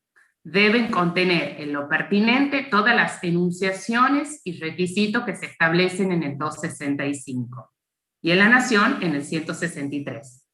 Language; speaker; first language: Spanish; native; Spanish